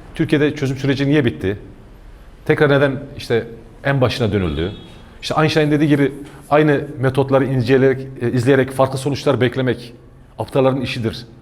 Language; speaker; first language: Turkish; native; Turkish